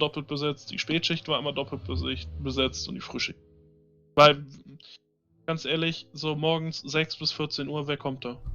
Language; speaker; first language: German; native; German